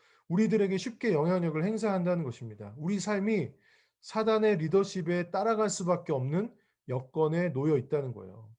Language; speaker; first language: Korean; native; Korean